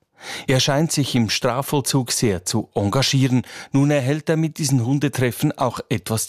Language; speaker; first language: German; native; German